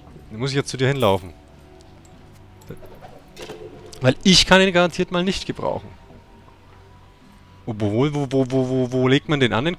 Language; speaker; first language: German; native; German